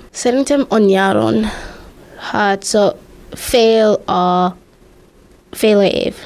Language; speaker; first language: Hungarian; non-native, learner; English